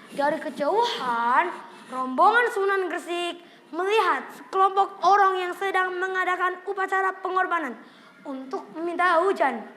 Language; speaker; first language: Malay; non-native, local second language; Javanese